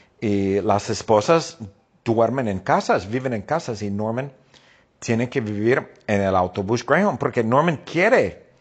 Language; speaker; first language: Spanish; non-native, fluent; English